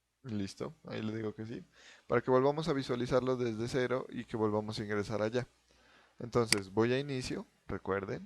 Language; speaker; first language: Spanish; native; Spanish